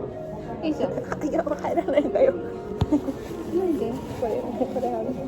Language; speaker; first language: Japanese; non-native, fluent; Filipino